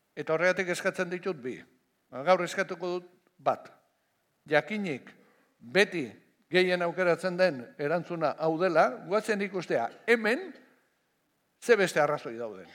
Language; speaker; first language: Basque; non-native, local second language; Spanish